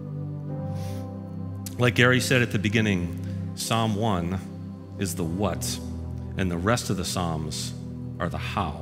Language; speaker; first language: English; native; English